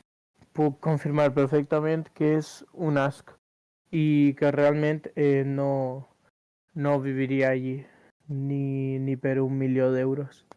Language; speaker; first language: Catalan; early bilingual, other home language; Urdu